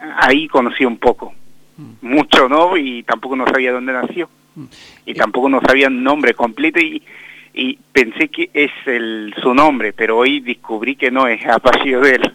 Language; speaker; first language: Spanish; non-native, fluent; Bangla